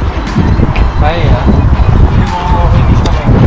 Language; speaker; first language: Filipino; non-native, local second language; Cebuano